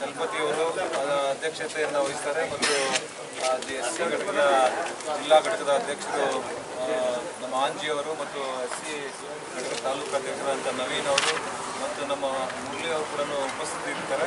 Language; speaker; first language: Kannada; native; Kannada